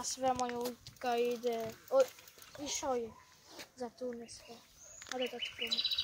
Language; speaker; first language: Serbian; non-native, learner; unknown